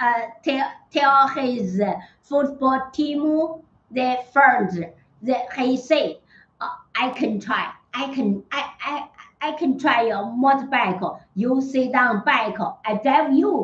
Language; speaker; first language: English; non-native, learner; Chinese